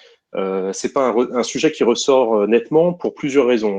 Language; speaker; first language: French; native; French